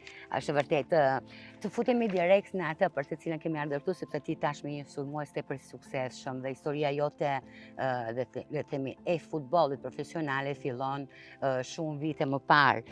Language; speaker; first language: Albanian; native; Albanian